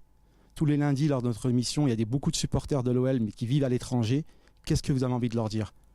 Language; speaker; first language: French; native; French